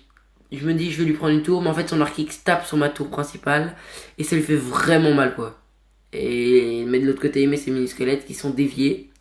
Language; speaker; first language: French; native; French